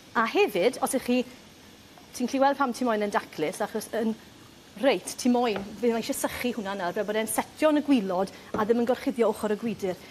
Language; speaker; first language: Welsh; native; Welsh